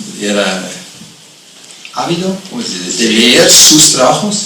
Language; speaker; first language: Spanish; non-native, fluent; German